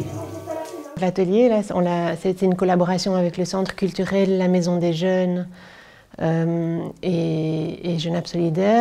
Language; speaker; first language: French; native; French